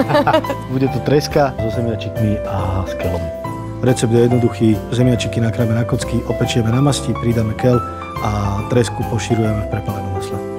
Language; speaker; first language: Slovak; native; Slovak